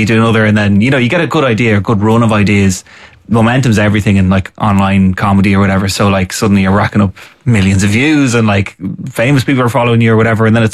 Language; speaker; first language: English; native; English